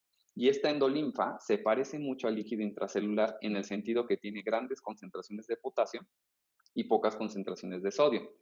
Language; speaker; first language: Spanish; native; Spanish